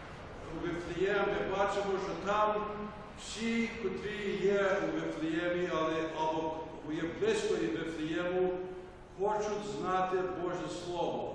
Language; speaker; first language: Ukrainian; early bilingual, heritage; Ukrainian